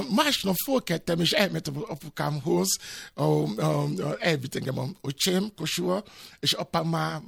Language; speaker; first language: Hungarian; non-native, fluent; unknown